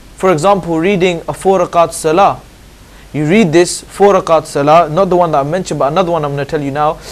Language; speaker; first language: English; native; English